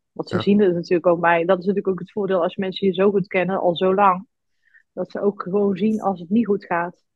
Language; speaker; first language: Dutch; native; Dutch